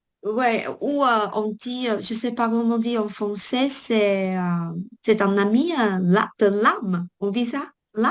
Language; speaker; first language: French; non-native, learner; Chinese